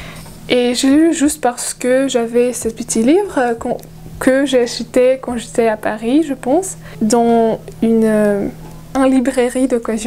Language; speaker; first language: French; non-native, fluent; Russian